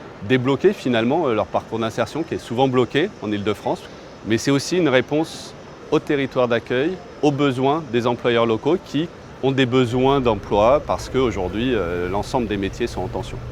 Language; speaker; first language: French; native; French